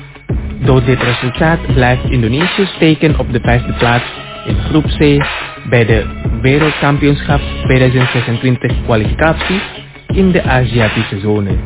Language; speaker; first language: Dutch; non-native, fluent; Indonesian